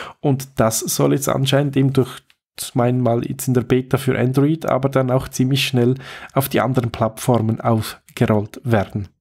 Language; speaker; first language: German; native; German